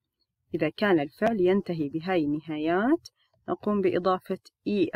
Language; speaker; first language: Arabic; native; Arabic